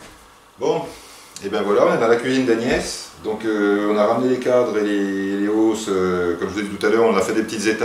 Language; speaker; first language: French; native; French